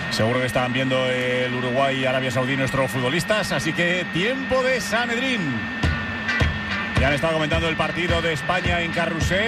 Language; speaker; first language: Spanish; native; Spanish